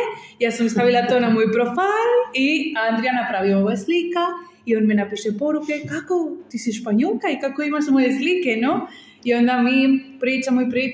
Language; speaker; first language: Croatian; non-native, learner; Spanish